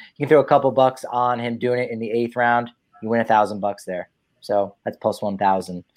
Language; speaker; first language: English; native; English